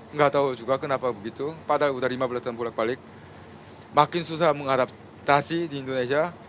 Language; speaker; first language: Indonesian; non-native, fluent; Korean